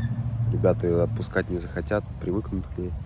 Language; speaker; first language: Russian; native; Russian